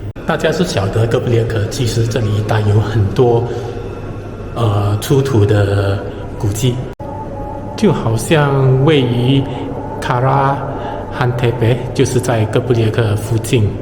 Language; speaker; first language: Chinese; native; Chinese